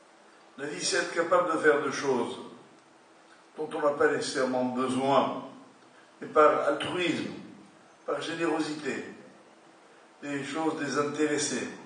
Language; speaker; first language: French; native; French